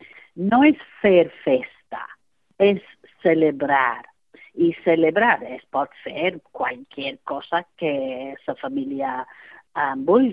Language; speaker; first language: Catalan; non-native, fluent; English